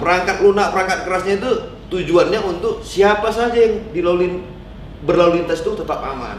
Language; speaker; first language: Indonesian; native; Indonesian